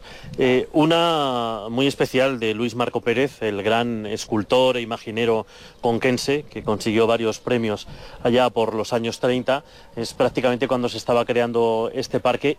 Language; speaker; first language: Spanish; native; Spanish